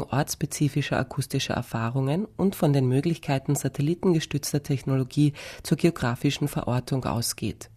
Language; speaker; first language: German; native; German